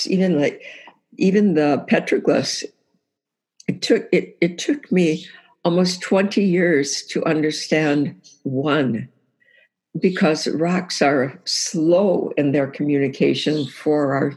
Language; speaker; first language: English; native; English